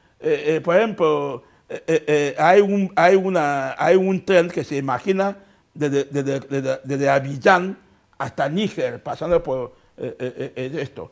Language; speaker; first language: Spanish; non-native, local second language; Fang